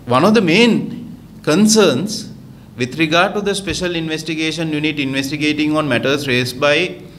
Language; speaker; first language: English; non-native, local second language; Sinhala